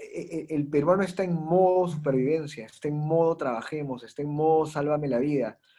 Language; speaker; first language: Spanish; native; Spanish